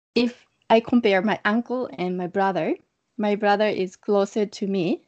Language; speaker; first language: English; non-native, fluent; Japanese